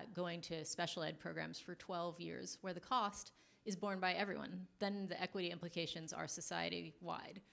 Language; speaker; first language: English; native; English